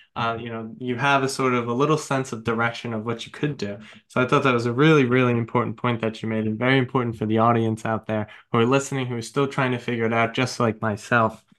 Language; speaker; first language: English; native; English